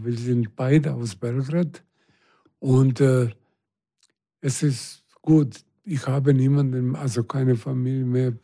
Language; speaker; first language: German; non-native, fluent; Serbian